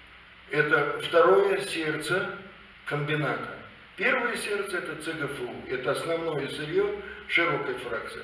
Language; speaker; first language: Russian; native; Russian